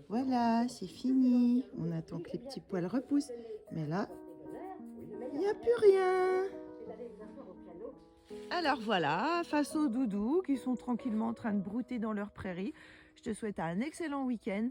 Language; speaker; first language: French; native; French